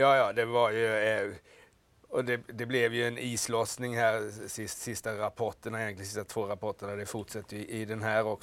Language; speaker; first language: Swedish; native; Swedish